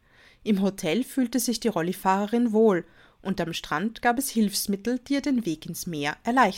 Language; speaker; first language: German; native; German